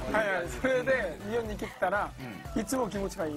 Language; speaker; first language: Japanese; non-native, fluent; Korean